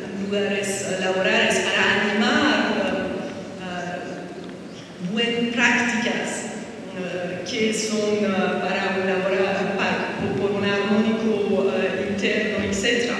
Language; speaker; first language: Spanish; non-native, fluent; French